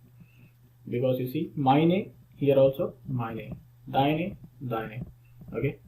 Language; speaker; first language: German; non-native, learner; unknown